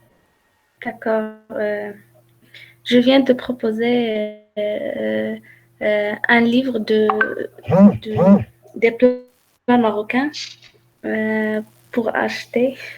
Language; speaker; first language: French; non-native, learner; Arabic